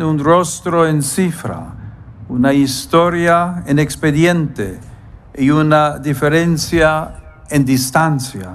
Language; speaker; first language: Spanish; non-native, fluent; English